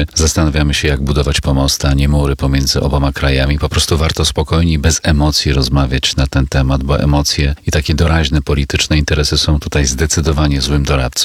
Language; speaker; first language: Polish; native; Polish